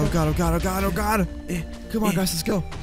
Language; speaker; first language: English; native; English